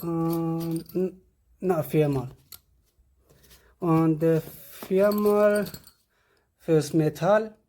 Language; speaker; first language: German; non-native, learner; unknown